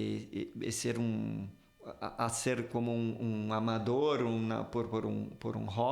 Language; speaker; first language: Spanish; non-native, fluent; Portuguese